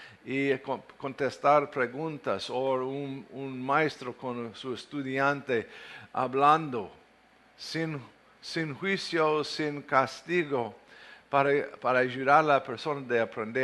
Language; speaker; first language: Spanish; non-native, fluent; English